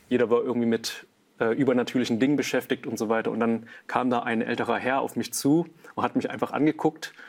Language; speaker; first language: German; early bilingual, other home language; Vietnamese